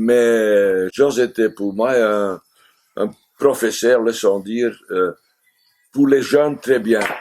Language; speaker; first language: French; non-native, fluent; Dutch